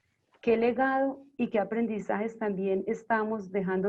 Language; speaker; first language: Spanish; native; Spanish